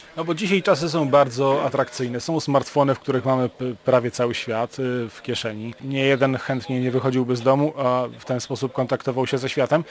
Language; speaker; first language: Polish; native; Polish